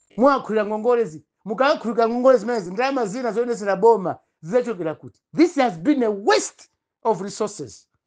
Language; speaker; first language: Nyanja; non-native, local second language; Tumbuka